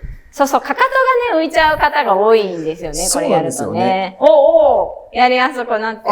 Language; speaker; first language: Japanese; native; Japanese